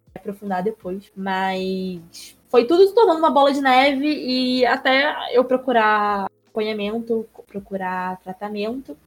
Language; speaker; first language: Portuguese; native; Portuguese